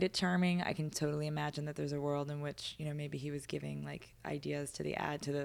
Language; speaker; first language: English; native; English